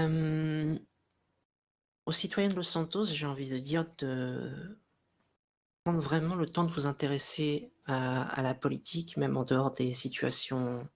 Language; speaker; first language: French; native; French